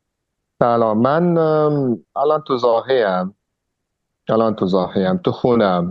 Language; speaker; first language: Persian; non-native, fluent; Arabic